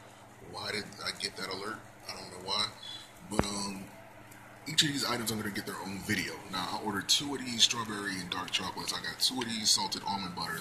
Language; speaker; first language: English; native; English